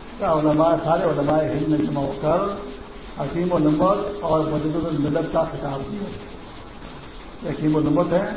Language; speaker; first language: Urdu; non-native, local second language; Pashto